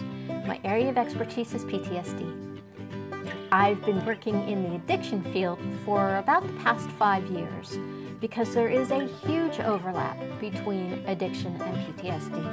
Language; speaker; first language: English; native; English